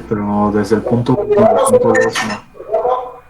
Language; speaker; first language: Spanish; native; Spanish